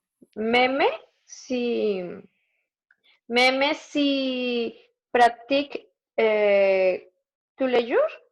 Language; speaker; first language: French; non-native, learner; Spanish